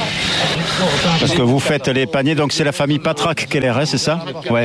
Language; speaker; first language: French; native; French